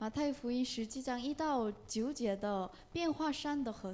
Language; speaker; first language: Chinese; non-native, learner; Korean